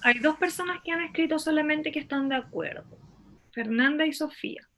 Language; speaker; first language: Spanish; native; Spanish